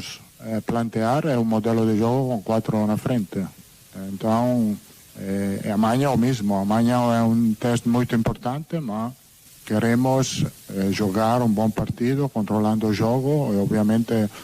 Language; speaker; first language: Portuguese; non-native, learner; Italian